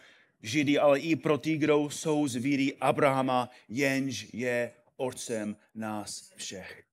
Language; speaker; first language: Czech; non-native, fluent; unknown